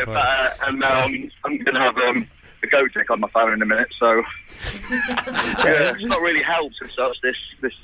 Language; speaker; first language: English; native; English